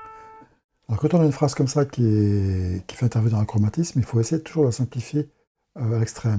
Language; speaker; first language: French; native; French